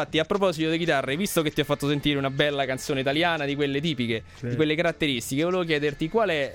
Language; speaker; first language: Italian; native; Italian